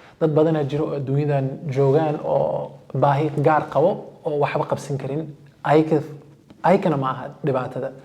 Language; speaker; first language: Somali; early bilingual, heritage; Somali